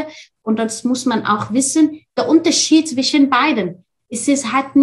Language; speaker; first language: German; non-native, fluent; Arabic